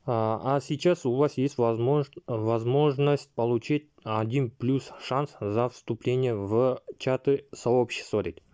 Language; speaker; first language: Russian; non-native, local second language; Kazakh